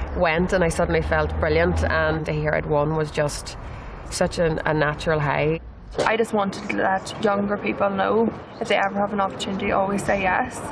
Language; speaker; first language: English; native; English